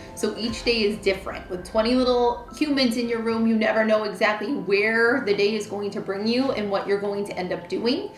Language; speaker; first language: English; native; English